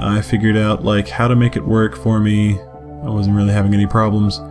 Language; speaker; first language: English; native; English